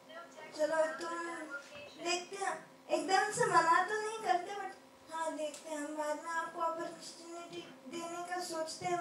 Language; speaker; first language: Hindi; non-native, local second language; Kannada